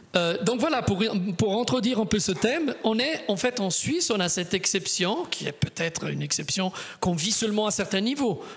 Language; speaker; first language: French; non-native, fluent; Italian